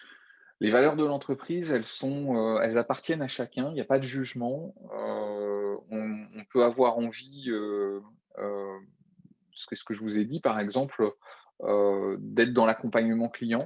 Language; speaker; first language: French; native; French